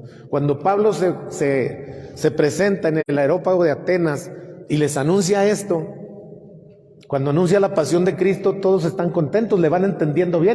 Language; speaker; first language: Spanish; native; Spanish